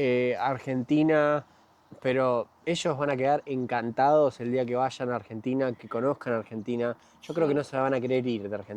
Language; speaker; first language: Spanish; native; Spanish